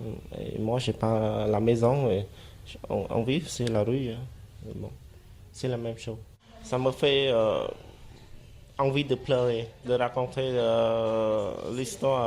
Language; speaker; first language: French; non-native, fluent; Khmer